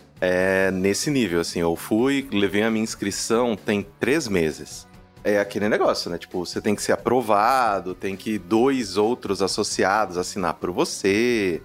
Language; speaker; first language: Portuguese; native; Portuguese